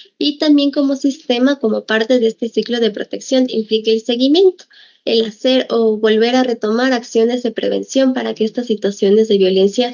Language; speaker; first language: Spanish; native; Spanish